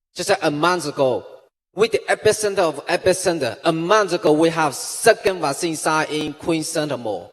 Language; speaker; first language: English; non-native, fluent; Chinese